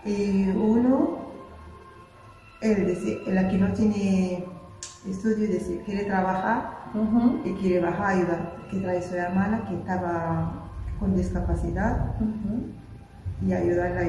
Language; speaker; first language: Spanish; non-native, local second language; Arabic